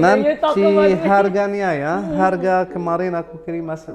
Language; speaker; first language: Indonesian; non-native, learner; Arabic